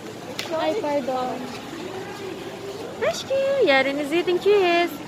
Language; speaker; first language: English; non-native, local second language; Filipino